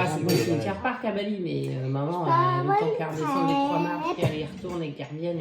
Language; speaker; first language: French; native; French